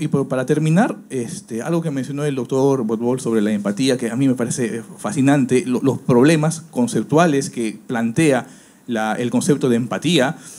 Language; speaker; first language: Spanish; native; Spanish